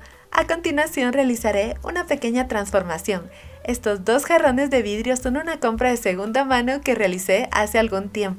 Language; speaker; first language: Spanish; native; Spanish